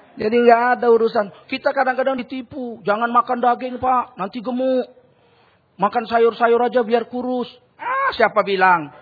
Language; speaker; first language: Indonesian; native; Indonesian